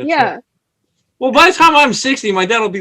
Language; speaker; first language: English; native; English